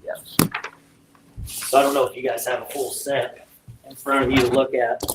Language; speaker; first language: English; native; English